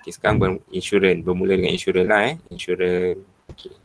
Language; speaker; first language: Malay; native; Malay